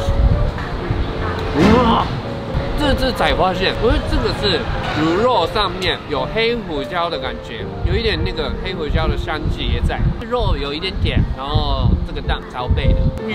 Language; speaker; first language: Chinese; non-native, fluent; Japanese